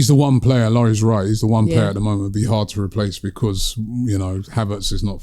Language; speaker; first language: English; native; English